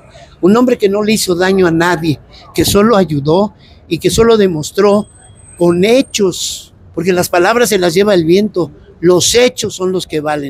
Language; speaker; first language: Spanish; native; Spanish